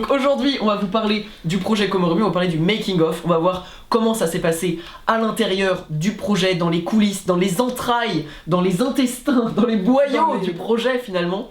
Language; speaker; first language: French; native; French